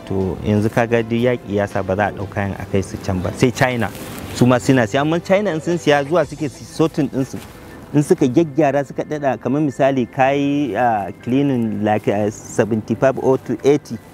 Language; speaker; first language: Hausa; native; Hausa